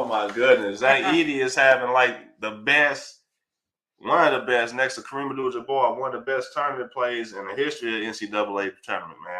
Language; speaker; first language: English; native; English